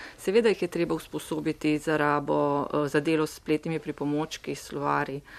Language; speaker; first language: Slovenian; native; Slovenian